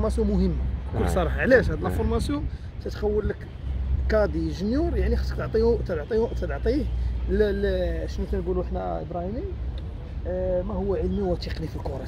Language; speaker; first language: Arabic; native; Arabic